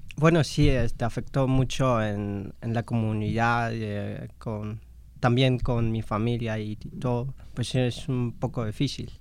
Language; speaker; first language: Spanish; non-native, local second language; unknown